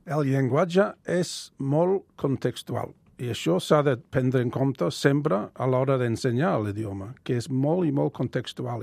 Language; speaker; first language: Catalan; non-native, fluent; English